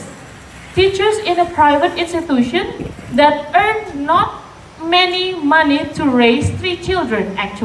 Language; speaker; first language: English; non-native, fluent; Indonesian